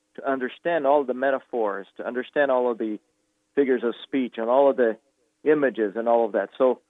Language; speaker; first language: English; non-native, fluent; Portuguese